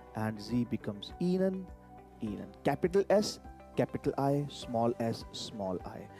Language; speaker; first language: English; non-native, local second language; Hindi